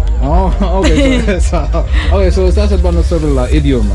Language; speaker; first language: Spanish; non-native, learner; English